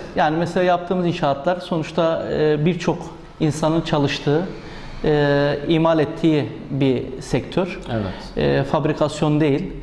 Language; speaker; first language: Turkish; native; Turkish